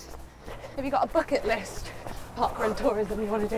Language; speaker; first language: English; native; English